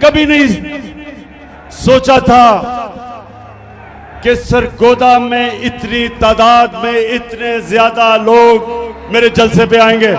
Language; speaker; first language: Urdu; native; Urdu